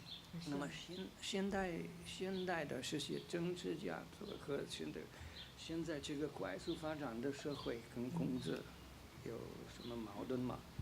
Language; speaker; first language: Chinese; non-native, fluent; Slovenian